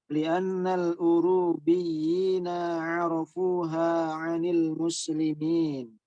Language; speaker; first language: Arabic; non-native, learner; Indonesian